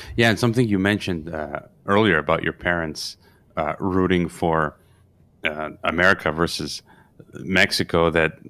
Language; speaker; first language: English; native; English